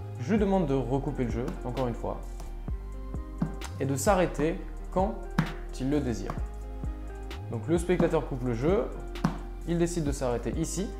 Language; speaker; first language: French; native; French